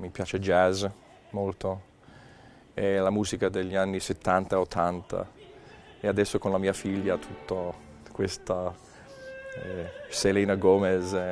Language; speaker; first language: Italian; non-native, learner; English